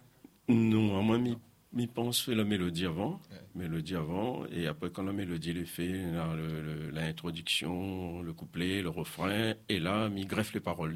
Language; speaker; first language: French; non-native, local second language; Réunion Creole French